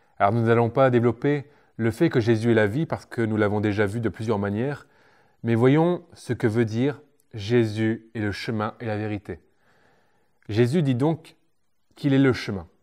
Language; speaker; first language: French; native; French